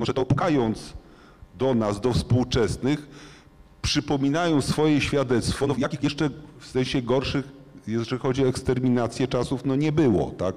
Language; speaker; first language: Polish; native; Polish